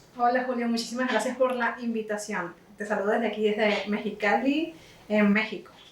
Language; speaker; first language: Spanish; native; Spanish